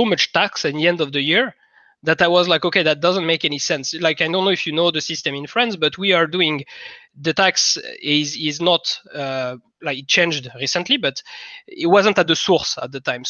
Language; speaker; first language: English; non-native, fluent; French